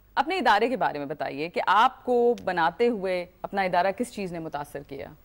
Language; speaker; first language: Hindi; native; Hindi